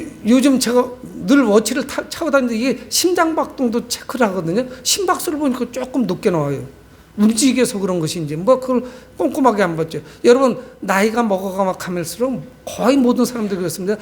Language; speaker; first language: Korean; native; Korean